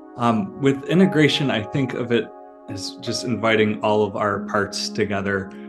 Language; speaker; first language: English; native; English